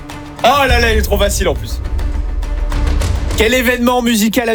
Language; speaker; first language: French; native; French